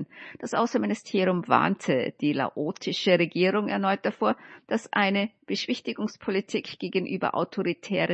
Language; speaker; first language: German; native; German